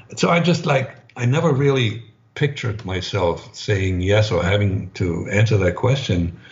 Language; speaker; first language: English; non-native, fluent; German